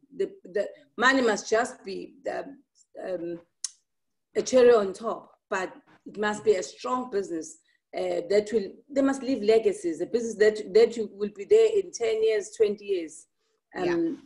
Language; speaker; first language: English; non-native, local second language; Zulu